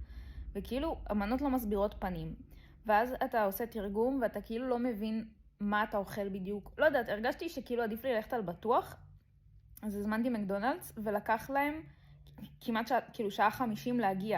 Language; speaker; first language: Hebrew; native; Hebrew